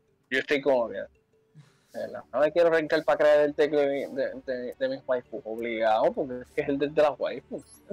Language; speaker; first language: Spanish; native; Spanish